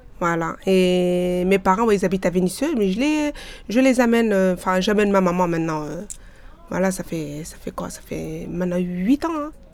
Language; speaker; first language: French; early bilingual, other home language; Arabic